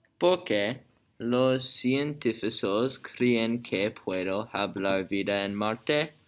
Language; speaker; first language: Spanish; non-native, learner; English